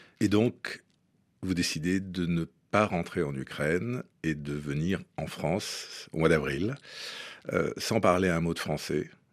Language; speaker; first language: French; native; French